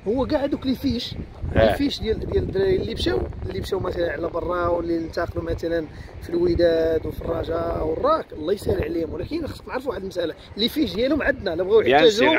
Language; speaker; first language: Arabic; native; Arabic